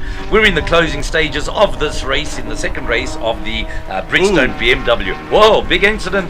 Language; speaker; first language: English; native; English